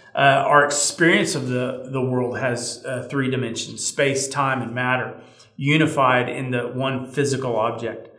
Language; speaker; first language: English; native; English